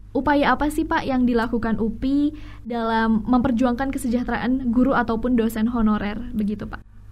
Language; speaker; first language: Indonesian; native; Indonesian